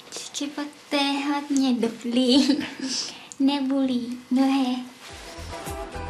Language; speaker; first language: Czech; non-native, learner; Vietnamese